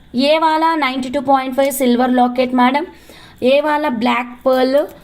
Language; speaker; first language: Hindi; non-native, local second language; Telugu